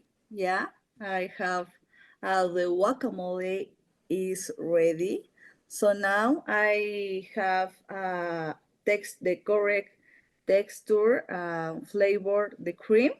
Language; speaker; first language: English; non-native, learner; Spanish